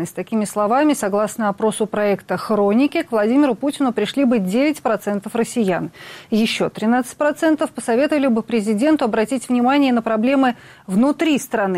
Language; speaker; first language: Russian; native; Russian